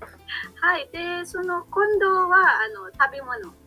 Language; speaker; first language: Japanese; non-native, learner; Filipino